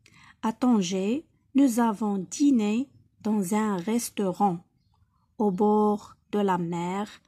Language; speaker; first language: French; non-native, local second language; Arabic